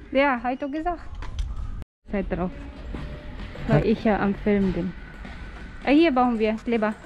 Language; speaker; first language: German; non-native, learner; Filipino